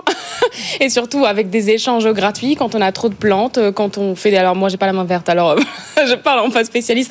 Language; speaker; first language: French; native; French